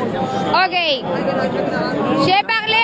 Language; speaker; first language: French; non-native, learner; Spanish